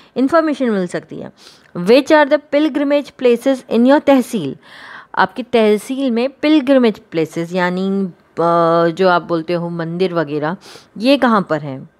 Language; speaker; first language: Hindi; non-native, local second language; Gujarati